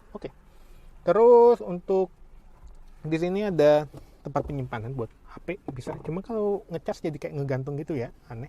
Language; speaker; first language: Indonesian; native; Indonesian